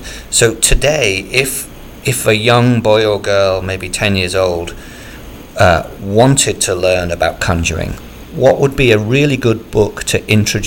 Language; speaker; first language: English; native; English